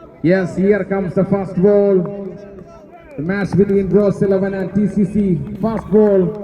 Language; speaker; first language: English; non-native, local second language; Malayalam